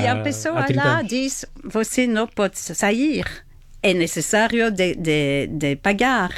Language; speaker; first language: Portuguese; non-native, fluent; French